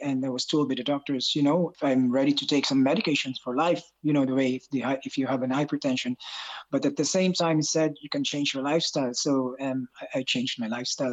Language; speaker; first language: English; non-native, local second language; Hiligaynon